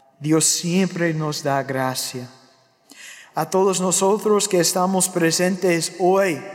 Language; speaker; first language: Spanish; non-native, fluent; English